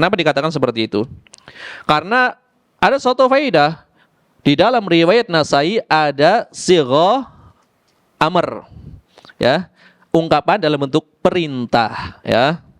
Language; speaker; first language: Indonesian; native; Indonesian